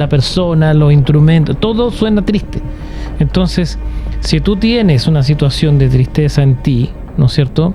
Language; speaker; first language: Spanish; native; Spanish